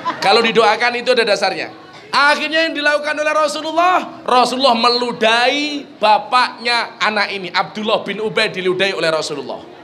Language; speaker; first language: Indonesian; non-native, local second language; Javanese